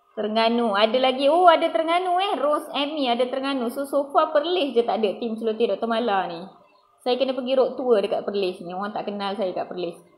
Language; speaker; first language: Malay; non-native, local second language; Tamil